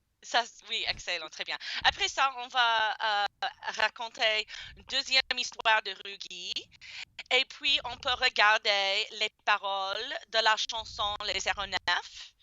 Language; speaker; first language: French; non-native, fluent; English